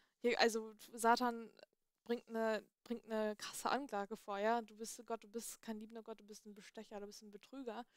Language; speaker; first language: German; native; German